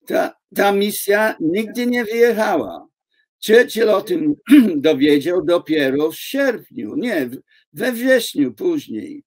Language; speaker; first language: Polish; non-native, fluent; English